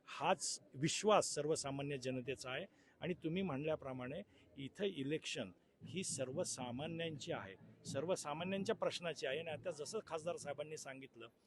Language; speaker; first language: Marathi; native; Marathi